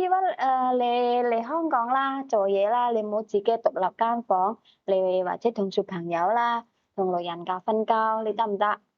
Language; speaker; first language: Cantonese; native; Cantonese